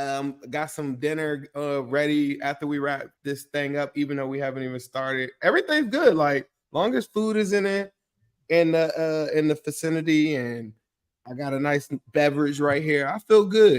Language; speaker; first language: English; native; English